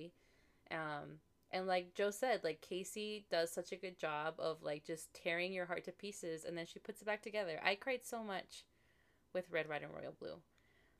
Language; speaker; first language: English; native; English